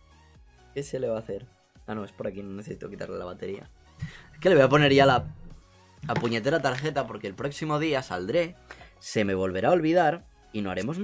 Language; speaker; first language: Spanish; native; Spanish